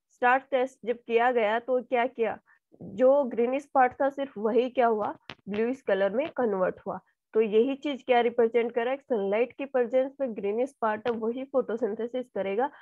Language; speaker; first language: Hindi; native; Hindi